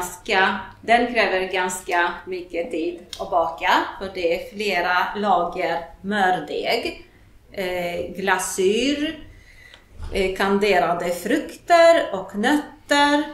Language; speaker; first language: Swedish; non-native, fluent; Polish